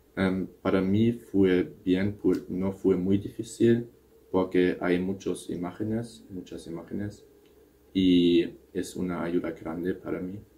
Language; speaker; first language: Spanish; non-native, learner; German